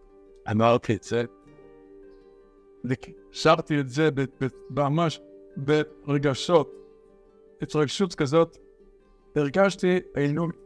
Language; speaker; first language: Hebrew; early bilingual, other home language; Arabic